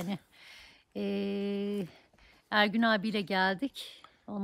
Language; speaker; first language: Turkish; native; Turkish